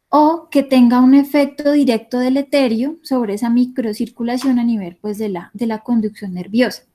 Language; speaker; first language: Spanish; native; Spanish